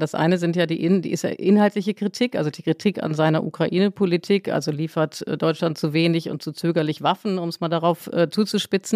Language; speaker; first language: German; native; German